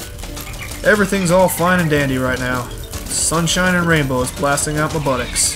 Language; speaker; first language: English; native; English